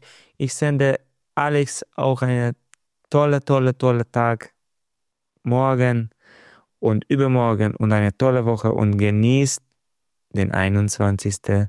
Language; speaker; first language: German; non-native, learner; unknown